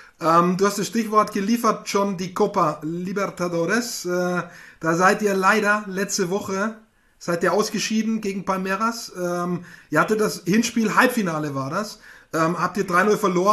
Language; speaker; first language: German; native; German